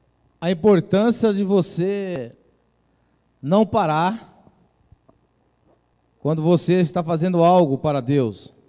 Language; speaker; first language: Portuguese; native; Portuguese